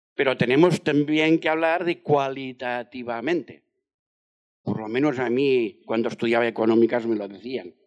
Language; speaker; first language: Spanish; non-native, fluent; French